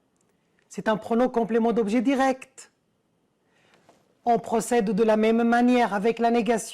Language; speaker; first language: French; non-native, fluent; Arabic